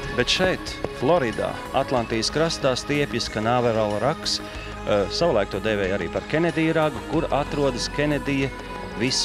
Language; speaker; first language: Latvian; native; Latvian